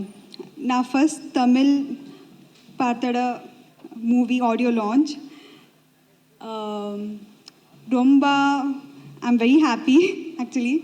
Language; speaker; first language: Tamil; non-native, learner; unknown